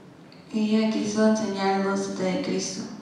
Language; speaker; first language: Spanish; non-native, learner; English